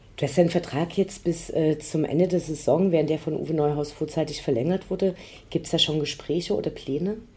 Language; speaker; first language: German; native; German